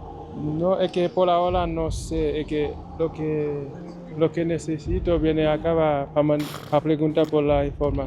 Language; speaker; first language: Spanish; non-native, learner; Haitian Creole